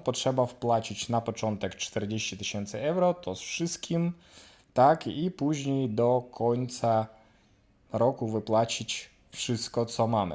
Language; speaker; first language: Polish; non-native, learner; Ukrainian